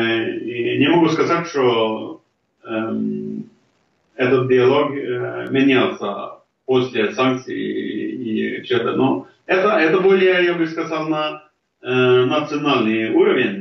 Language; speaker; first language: Russian; non-native, fluent; Norwegian